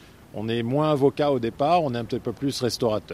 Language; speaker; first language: French; native; French